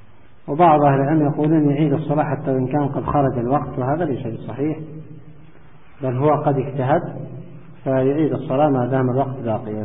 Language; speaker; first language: Arabic; native; Arabic